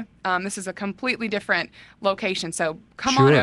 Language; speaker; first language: English; native; English